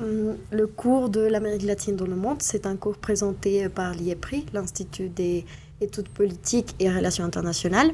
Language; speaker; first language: French; non-native, fluent; Spanish